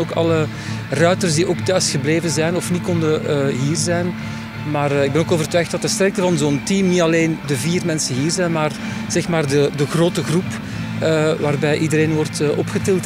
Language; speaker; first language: Dutch; native; Dutch